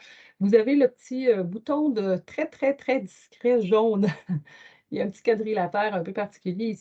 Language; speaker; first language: French; native; French